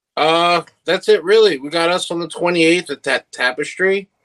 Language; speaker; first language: English; early bilingual, other home language; Italian